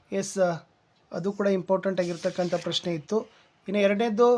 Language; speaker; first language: Kannada; native; Kannada